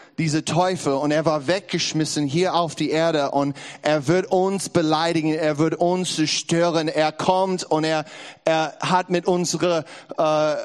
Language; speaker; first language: German; non-native, learner; English